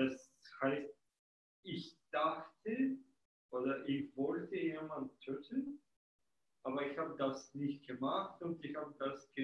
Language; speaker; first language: German; non-native, fluent; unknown